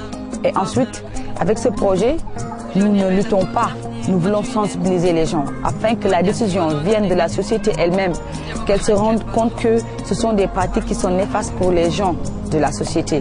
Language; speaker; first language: French; non-native, local second language; Jola-Fonyi